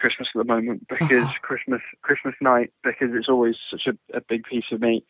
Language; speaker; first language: English; native; English